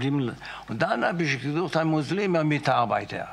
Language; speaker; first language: German; non-native, fluent; Yiddish